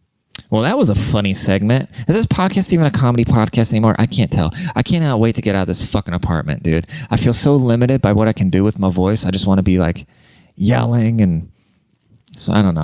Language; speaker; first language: English; native; English